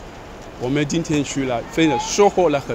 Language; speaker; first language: Chinese; non-native, fluent; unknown